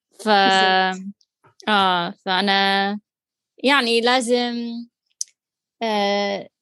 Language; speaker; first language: Arabic; non-native, learner; English